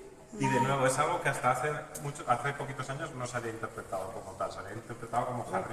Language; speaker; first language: Spanish; native; Spanish